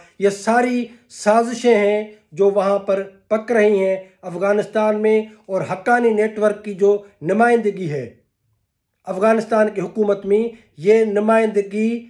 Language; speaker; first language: Urdu; non-native, local second language; Sindhi